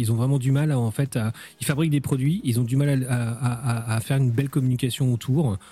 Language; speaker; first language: French; native; French